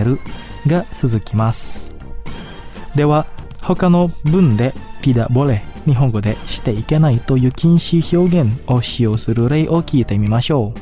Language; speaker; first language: Japanese; non-native, fluent; Indonesian